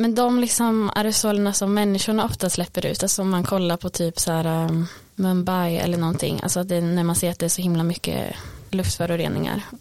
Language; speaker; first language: Swedish; native; Swedish